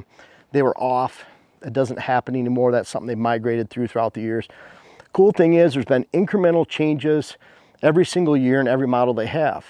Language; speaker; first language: English; native; English